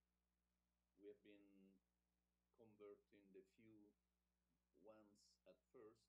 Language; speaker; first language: English; non-native, fluent; Italian